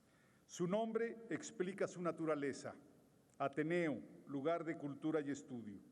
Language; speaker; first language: Spanish; native; Spanish